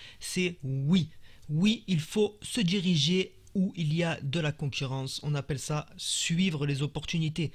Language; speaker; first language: French; native; French